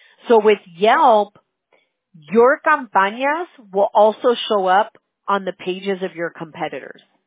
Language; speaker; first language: English; early bilingual, other home language; Spanish